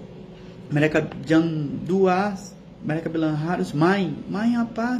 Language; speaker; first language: Indonesian; non-native, fluent; Portuguese